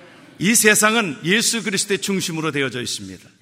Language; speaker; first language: Korean; native; Korean